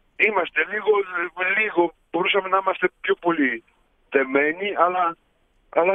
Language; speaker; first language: Greek; early bilingual, heritage; Greek